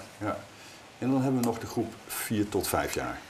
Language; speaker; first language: Dutch; native; Dutch